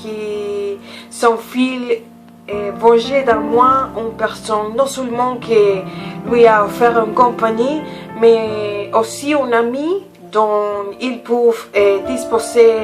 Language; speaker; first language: French; non-native, learner; Spanish